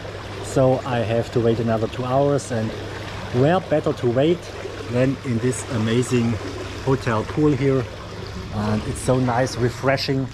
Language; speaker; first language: English; non-native, fluent; German